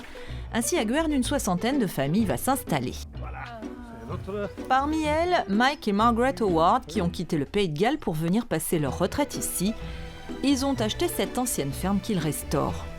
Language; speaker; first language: French; native; French